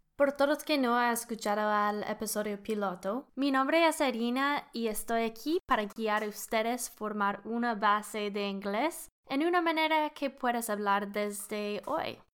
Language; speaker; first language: Spanish; non-native, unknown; English